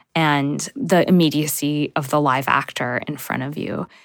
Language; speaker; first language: English; native; English